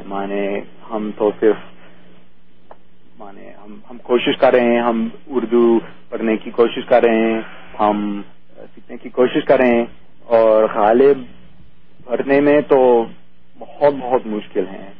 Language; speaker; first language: Urdu; non-native, fluent; English